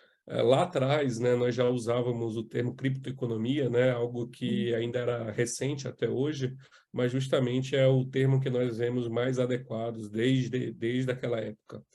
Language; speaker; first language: Portuguese; native; Portuguese